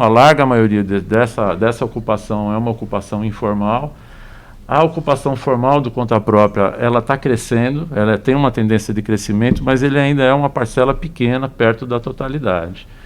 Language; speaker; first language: Portuguese; native; Portuguese